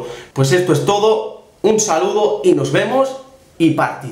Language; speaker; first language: Spanish; native; Spanish